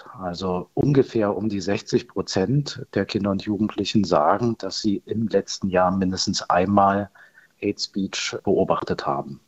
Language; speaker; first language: German; native; German